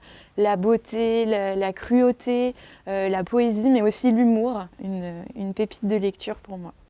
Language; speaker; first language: French; native; French